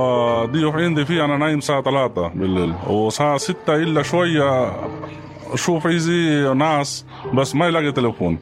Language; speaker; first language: Arabic; non-native, learner; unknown